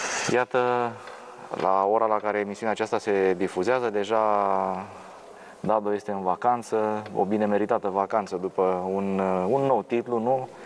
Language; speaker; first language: Romanian; native; Romanian